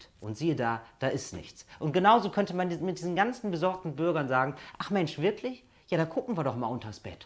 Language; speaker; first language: German; native; German